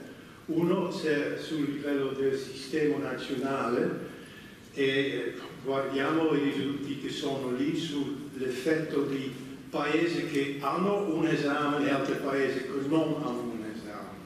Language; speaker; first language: Italian; non-native, fluent; Dutch